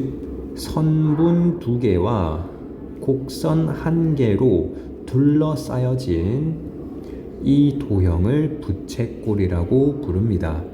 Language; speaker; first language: Korean; native; Korean